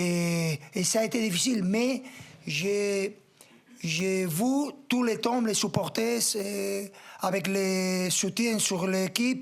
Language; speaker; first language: French; non-native, fluent; Spanish